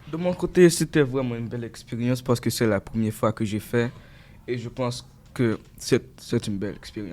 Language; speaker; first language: French; non-native, local second language; Haitian Creole